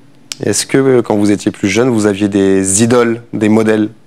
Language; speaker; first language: French; native; French